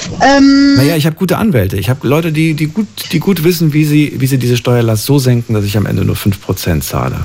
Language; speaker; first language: German; native; German